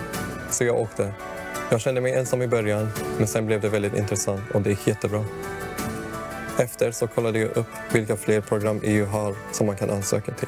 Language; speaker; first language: Swedish; early bilingual, other home language; Persian